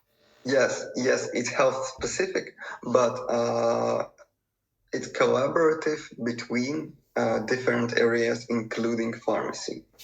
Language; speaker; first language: English; non-native, fluent; Russian